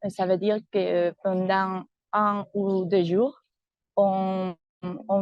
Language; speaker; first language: French; non-native, fluent; Spanish